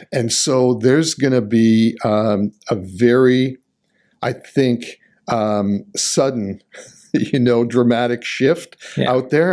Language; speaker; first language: English; native; English